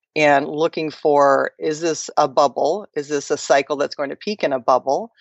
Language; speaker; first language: English; native; English